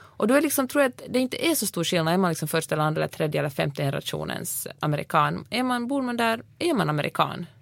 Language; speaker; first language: Swedish; native; Swedish